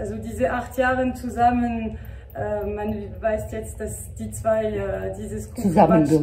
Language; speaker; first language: German; non-native, fluent; French